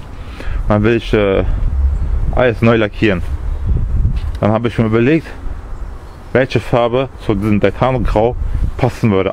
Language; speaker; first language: German; early bilingual, other home language; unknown